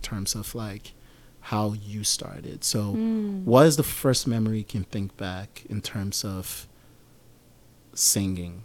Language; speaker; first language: English; non-native, local second language; Yoruba